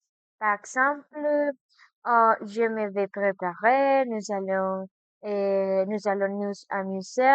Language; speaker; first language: French; non-native, learner; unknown